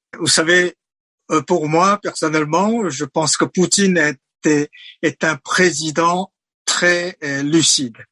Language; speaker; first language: French; non-native, fluent; Chinese